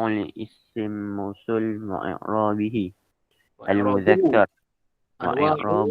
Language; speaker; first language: Arabic; non-native, learner; Malay